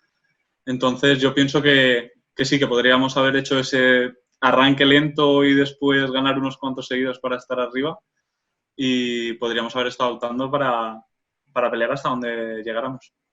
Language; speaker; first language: Spanish; non-native, local second language; Catalan